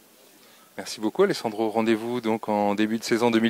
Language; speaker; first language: French; native; French